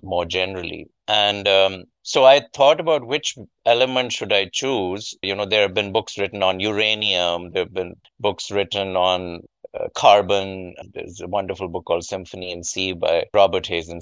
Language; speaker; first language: English; non-native, local second language; Urdu